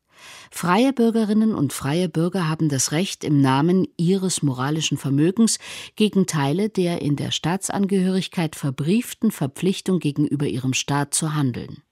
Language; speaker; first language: German; native; German